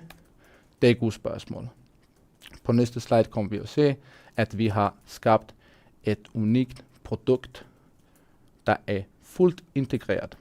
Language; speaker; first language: Danish; non-native, fluent; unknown